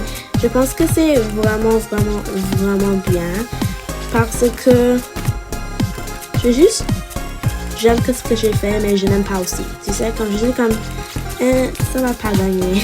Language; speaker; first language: French; non-native, learner; English